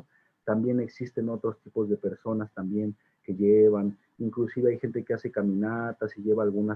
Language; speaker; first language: Spanish; native; Spanish